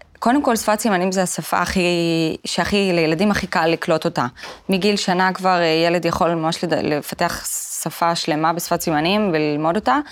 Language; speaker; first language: Hebrew; early bilingual, other home language; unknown